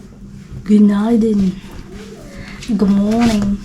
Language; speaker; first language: English; non-native, local second language; Cebuano